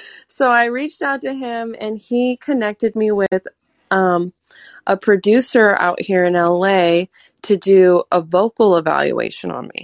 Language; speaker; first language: English; native; English